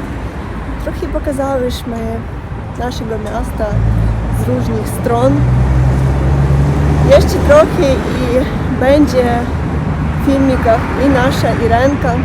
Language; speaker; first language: Polish; non-native, learner; Russian